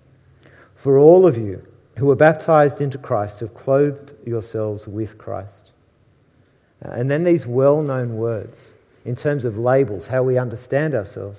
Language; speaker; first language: English; native; English